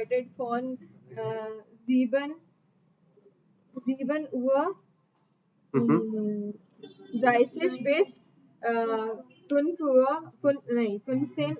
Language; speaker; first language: German; non-native, learner; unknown